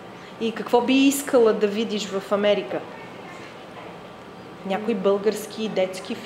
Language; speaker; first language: Bulgarian; native; Bulgarian